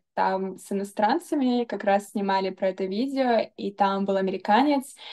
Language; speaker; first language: Russian; early bilingual, heritage; Russian